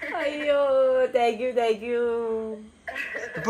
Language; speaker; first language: Malayalam; non-native, learner; Nepali